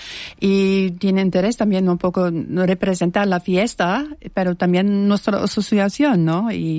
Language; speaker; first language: Spanish; non-native, fluent; German